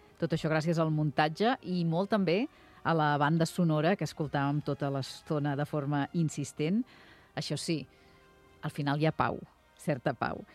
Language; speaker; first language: Catalan; native; Catalan